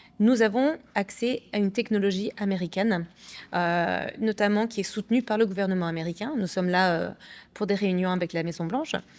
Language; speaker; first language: French; early bilingual, other home language; English